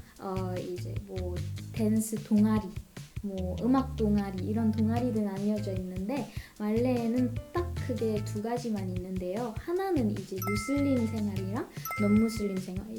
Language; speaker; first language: Korean; non-native, fluent; Malay